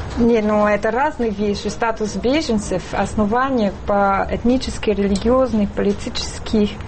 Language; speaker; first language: Russian; non-native, fluent; French